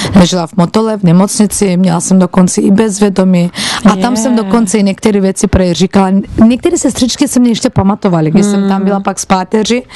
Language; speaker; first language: Czech; non-native, fluent; Turkish